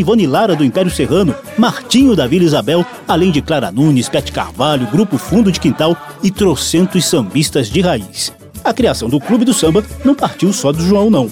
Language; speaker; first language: Portuguese; native; Portuguese